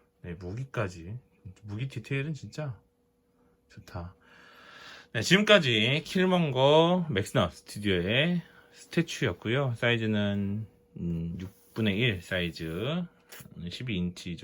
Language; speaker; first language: Korean; native; Korean